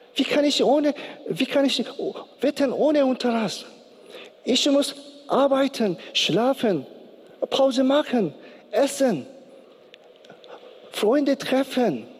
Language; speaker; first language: German; non-native, learner; Korean